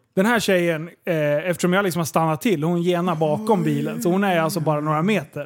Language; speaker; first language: Swedish; native; Swedish